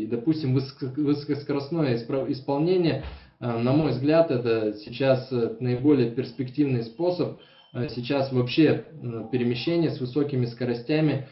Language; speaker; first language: Russian; native; Russian